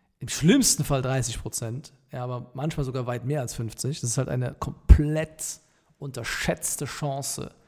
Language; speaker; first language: German; native; German